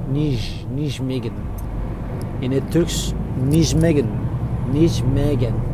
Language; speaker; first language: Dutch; non-native, fluent; Turkish